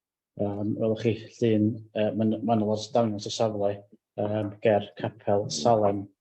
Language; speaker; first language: Welsh; native; Welsh